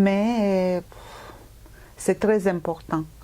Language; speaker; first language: French; non-native, fluent; Romanian